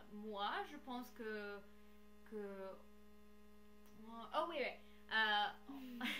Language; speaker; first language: French; non-native, learner; English